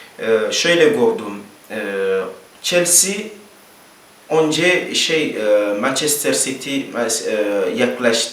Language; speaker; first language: Turkish; non-native, learner; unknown